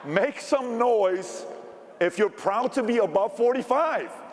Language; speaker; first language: English; early bilingual, other home language; Persian